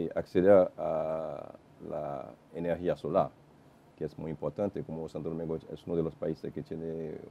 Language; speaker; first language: Spanish; non-native, fluent; Haitian Creole